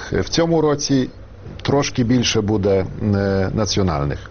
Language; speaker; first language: Ukrainian; non-native, fluent; Polish